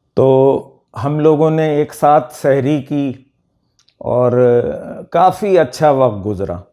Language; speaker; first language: Urdu; native; Urdu